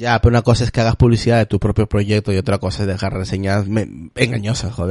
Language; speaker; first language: Spanish; native; Spanish